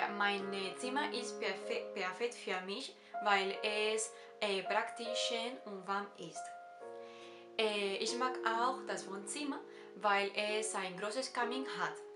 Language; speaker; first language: German; non-native, learner; Spanish